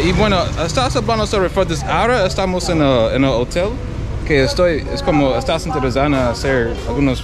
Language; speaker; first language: Spanish; non-native, learner; English